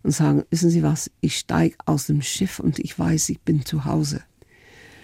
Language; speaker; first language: German; non-native, fluent; English